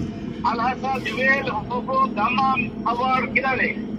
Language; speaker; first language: Hindi; non-native, learner; Bangla